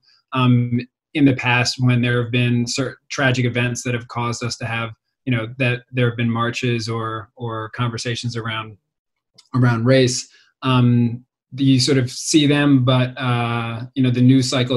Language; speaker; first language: English; native; English